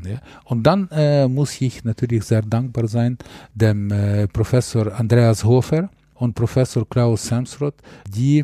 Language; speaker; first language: German; non-native, fluent; Ukrainian